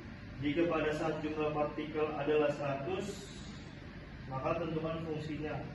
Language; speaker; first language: Indonesian; native; Indonesian